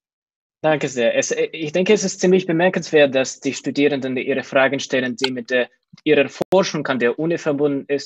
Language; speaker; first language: German; non-native, fluent; Russian